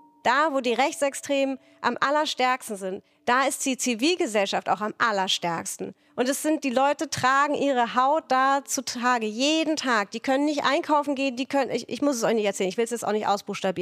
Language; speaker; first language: German; native; German